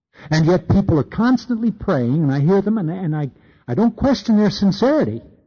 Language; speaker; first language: English; native; English